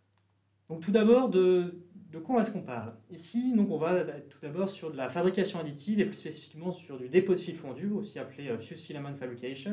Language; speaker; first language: French; native; French